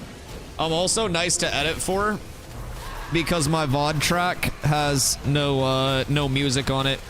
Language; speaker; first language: English; native; English